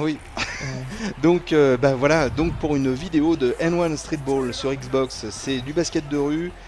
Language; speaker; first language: French; native; French